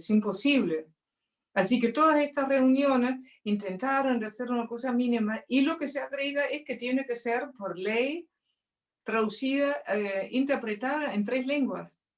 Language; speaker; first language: Spanish; non-native, fluent; English